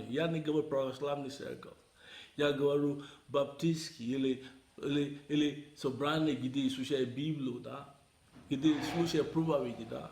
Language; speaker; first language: Russian; non-native, learner; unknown